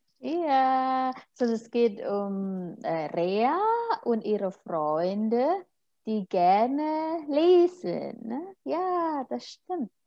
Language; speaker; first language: German; non-native, fluent; Indonesian